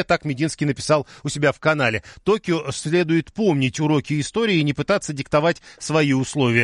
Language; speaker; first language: Russian; native; Russian